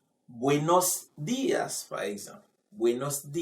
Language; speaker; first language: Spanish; non-native, fluent; Haitian Creole